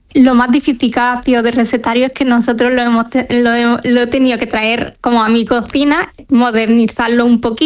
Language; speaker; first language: Spanish; non-native, fluent; Arabic